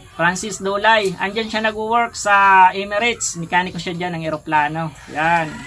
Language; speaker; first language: Filipino; non-native, local second language; Bikol